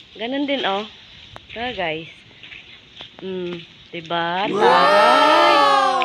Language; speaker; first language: Filipino; native; Filipino